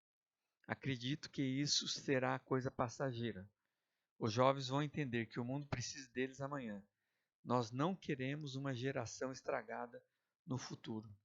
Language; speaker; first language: Portuguese; native; Portuguese